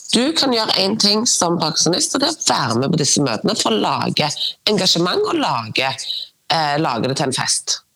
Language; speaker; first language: Norwegian; native; Norwegian